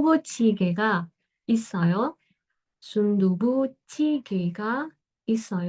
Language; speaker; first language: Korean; non-native, fluent; Indonesian